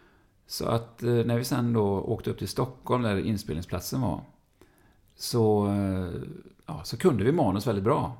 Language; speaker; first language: Swedish; native; Swedish